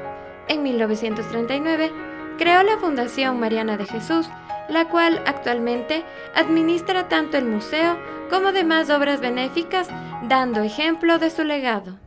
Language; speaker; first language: Spanish; native; Spanish